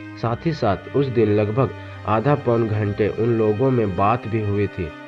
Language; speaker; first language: Hindi; native; Hindi